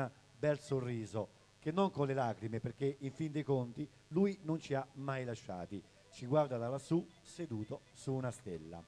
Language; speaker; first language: Italian; native; Italian